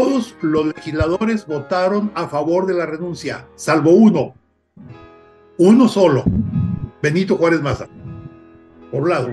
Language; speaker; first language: Spanish; native; Spanish